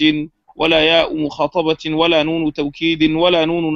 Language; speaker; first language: Arabic; non-native, fluent; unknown